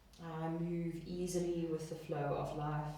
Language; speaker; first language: English; native; English